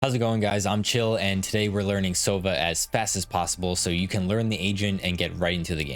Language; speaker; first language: English; native; English